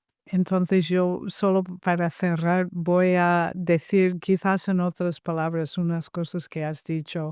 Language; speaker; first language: Spanish; non-native, fluent; English